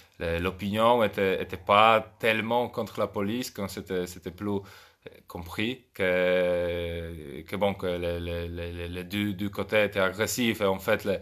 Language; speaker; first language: French; non-native, fluent; Polish